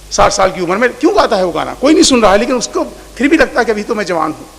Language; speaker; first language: Hindi; non-native, local second language; Marathi